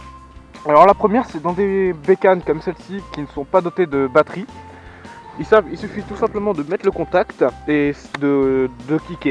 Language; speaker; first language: French; native; French